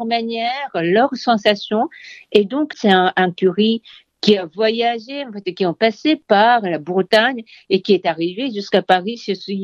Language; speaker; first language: French; non-native, fluent; Japanese